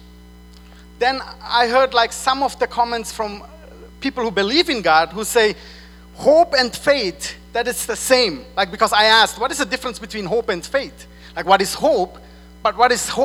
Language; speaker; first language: English; non-native, fluent; German